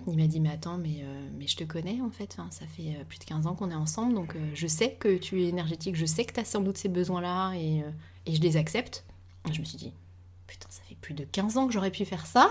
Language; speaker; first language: French; native; French